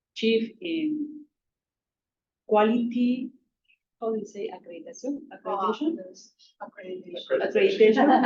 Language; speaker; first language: English; non-native, local second language; Spanish